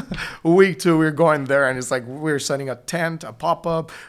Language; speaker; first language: English; non-native, fluent; Bulgarian